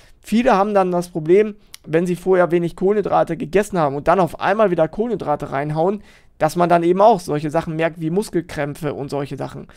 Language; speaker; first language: German; native; German